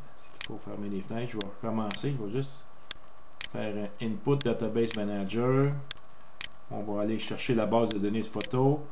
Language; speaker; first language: French; native; French